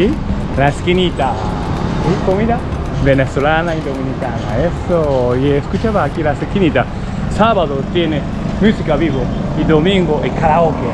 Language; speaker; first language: Spanish; non-native, learner; Japanese